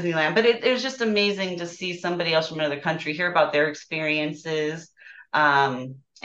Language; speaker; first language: English; native; English